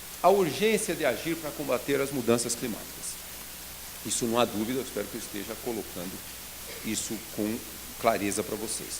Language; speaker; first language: Portuguese; native; Portuguese